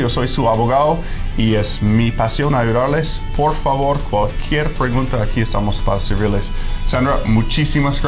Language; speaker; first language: Spanish; non-native, fluent; English